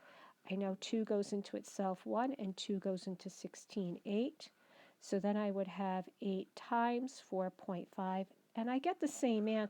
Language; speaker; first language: English; native; English